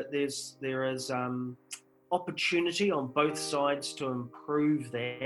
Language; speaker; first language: English; native; English